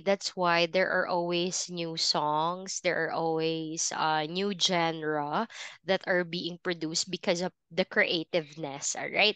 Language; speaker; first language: English; non-native, fluent; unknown